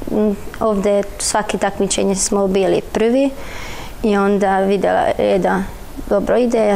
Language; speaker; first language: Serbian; non-native, local second language; Hungarian